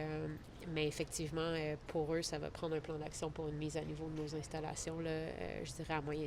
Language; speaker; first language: French; native; French